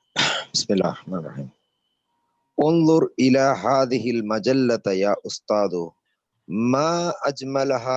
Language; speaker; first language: Arabic; non-native, learner; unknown